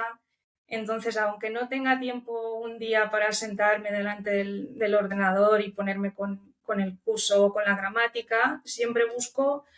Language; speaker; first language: Spanish; early bilingual, other home language; Romanian